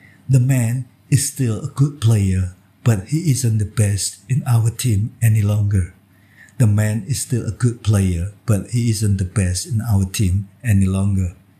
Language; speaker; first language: English; non-native, fluent; Indonesian